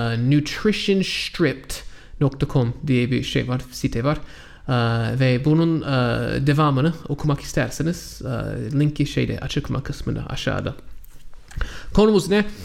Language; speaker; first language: Turkish; non-native, fluent; English